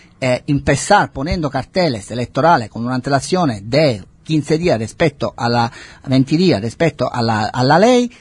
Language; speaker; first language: Spanish; non-native, fluent; Italian